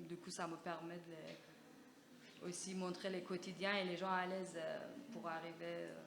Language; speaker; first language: French; non-native, fluent; Persian